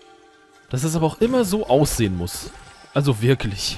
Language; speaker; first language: German; native; German